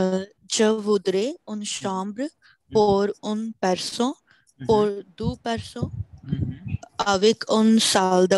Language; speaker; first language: French; non-native, learner; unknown